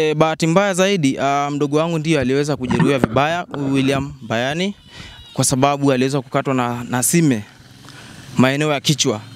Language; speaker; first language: Swahili; non-native, local second language; Masai